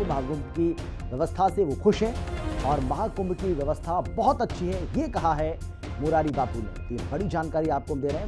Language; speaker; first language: Hindi; native; Hindi